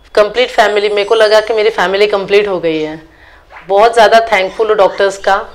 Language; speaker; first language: Hindi; non-native, local second language; Gujarati